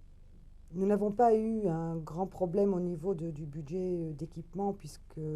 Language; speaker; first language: French; native; French